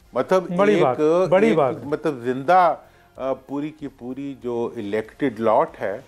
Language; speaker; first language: Urdu; native; Urdu